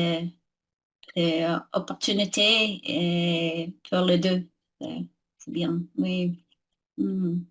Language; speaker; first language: French; non-native, learner; English